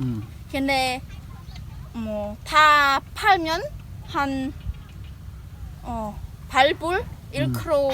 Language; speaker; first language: Korean; non-native, learner; Khmer